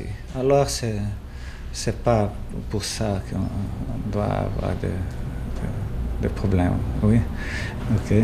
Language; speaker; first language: French; non-native, fluent; Portuguese